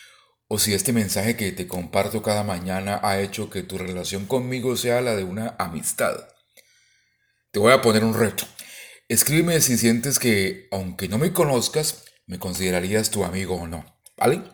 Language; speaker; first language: Spanish; native; Spanish